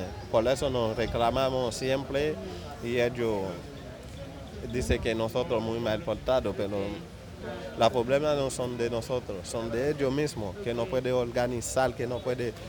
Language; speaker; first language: Spanish; non-native, learner; Haitian Creole